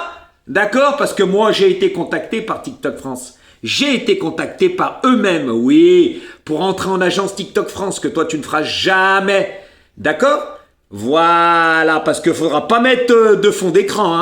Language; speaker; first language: French; native; French